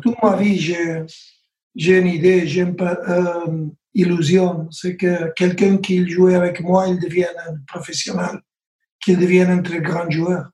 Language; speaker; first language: French; non-native, learner; Spanish